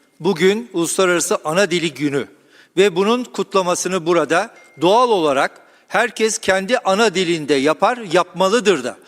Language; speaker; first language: Turkish; non-native, local second language; Kurdish